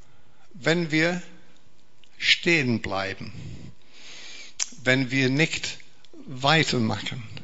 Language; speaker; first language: German; non-native, fluent; English